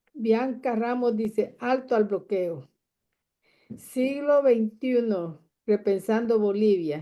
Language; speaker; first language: Spanish; native; Spanish